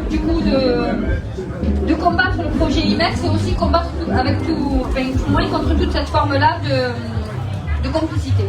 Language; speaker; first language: French; native; French